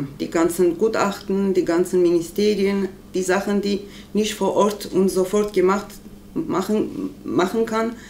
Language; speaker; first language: German; non-native, learner; Armenian